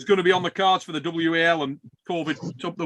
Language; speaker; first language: English; native; English